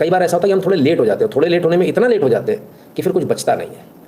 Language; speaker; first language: Hindi; native; Hindi